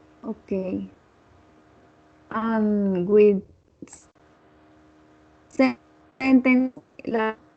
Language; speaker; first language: English; non-native, learner; Spanish